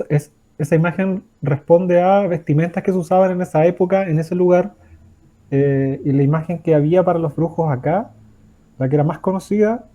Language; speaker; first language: Spanish; native; Spanish